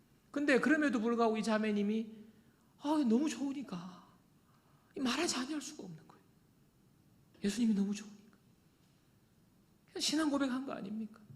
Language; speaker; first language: Korean; native; Korean